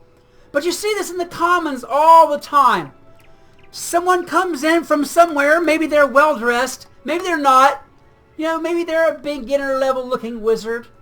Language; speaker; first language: English; native; English